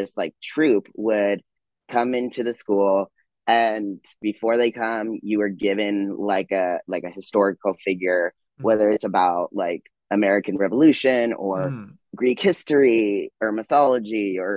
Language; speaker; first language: English; native; English